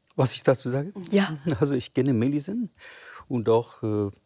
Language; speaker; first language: German; non-native, fluent; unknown